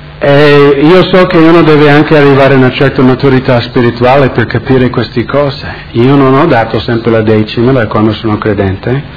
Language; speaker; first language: Italian; non-native, fluent; English